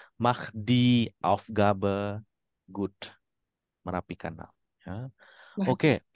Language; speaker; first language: German; non-native, fluent; Indonesian